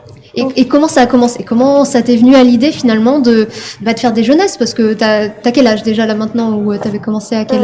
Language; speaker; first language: French; native; French